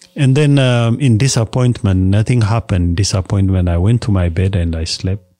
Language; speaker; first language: English; non-native, fluent; Amharic